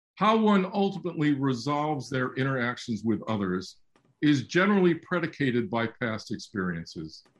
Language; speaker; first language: English; native; English